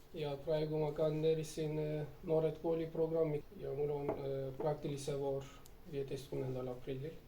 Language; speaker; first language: Estonian; non-native, learner; Turkish